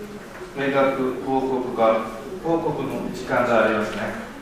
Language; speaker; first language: Japanese; non-native, learner; Korean